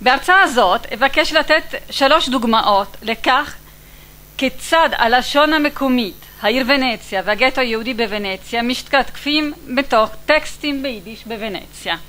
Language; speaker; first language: Hebrew; non-native, fluent; Italian